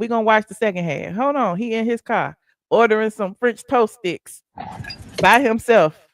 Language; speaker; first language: English; native; English